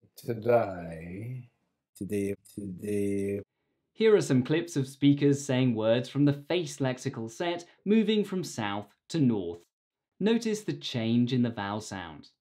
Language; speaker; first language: English; native; English